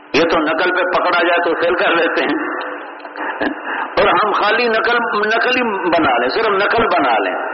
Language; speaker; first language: Urdu; non-native, local second language; Punjabi